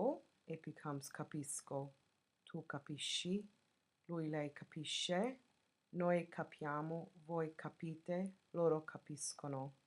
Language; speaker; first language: Italian; non-native, fluent; English